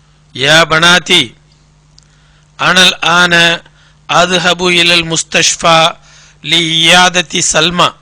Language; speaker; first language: Arabic; non-native, fluent; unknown